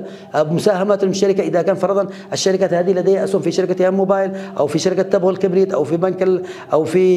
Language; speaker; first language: Arabic; native; Arabic